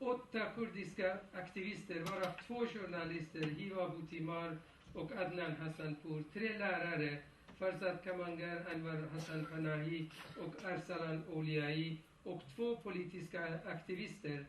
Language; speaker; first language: Swedish; non-native, fluent; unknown